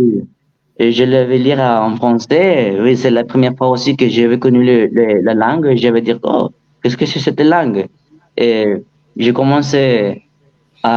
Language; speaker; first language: French; non-native, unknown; Spanish